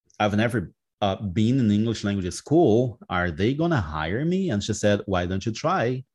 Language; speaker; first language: English; non-native, fluent; Portuguese